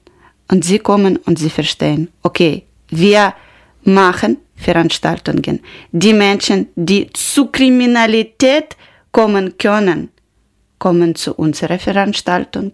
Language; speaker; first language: German; non-native, learner; Ukrainian